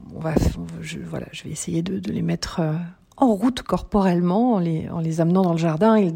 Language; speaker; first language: French; native; French